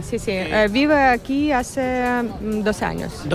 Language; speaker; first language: Spanish; non-native, learner; Ukrainian